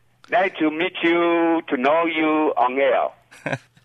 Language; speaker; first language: English; non-native, fluent; Chinese